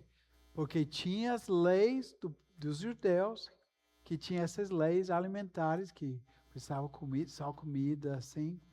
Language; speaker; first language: Portuguese; non-native, fluent; English